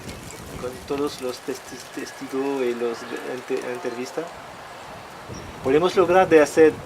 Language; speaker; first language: Spanish; non-native, learner; French